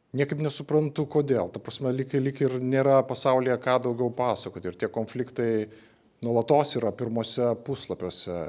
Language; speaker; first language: Lithuanian; native; Lithuanian